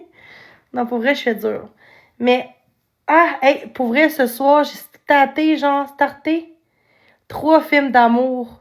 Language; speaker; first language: French; native; French